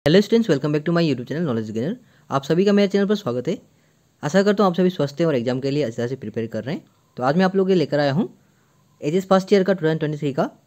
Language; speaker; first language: Hindi; non-native, local second language; Assamese